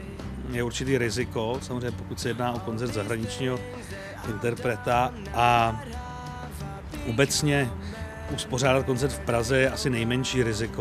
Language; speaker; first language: Czech; native; Czech